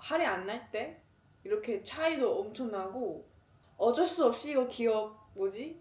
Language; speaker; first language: Korean; non-native, fluent; Chinese